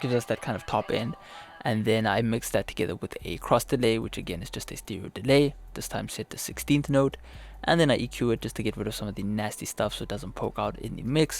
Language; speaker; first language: English; native; English